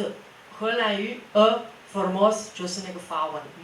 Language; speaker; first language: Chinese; non-native, fluent; Dutch